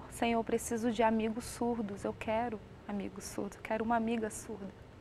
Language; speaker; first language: Portuguese; native; Portuguese